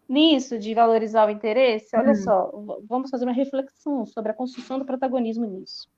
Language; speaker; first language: Portuguese; native; Portuguese